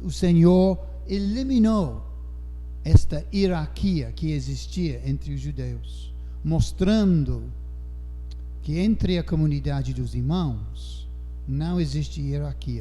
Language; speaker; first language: Portuguese; non-native, fluent; English